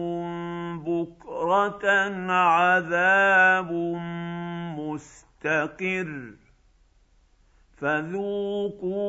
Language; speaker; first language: Arabic; native; Arabic